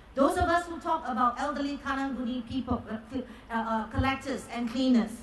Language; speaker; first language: English; non-native, local second language; Chinese